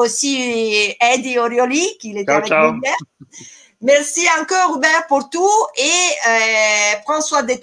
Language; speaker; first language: French; non-native, fluent; Italian